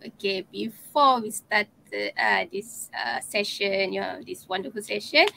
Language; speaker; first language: English; non-native, local second language; Malay